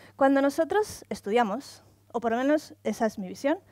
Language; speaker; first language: Spanish; native; Spanish